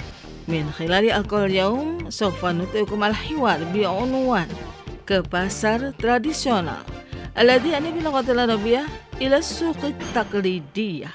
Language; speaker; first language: Arabic; non-native, fluent; Indonesian